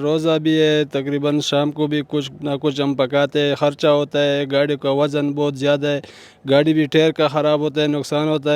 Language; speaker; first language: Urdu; non-native, local second language; Pashto